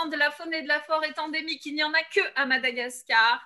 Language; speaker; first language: French; non-native, fluent; Turkish